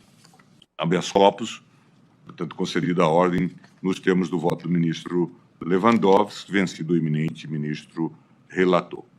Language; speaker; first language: Portuguese; native; Portuguese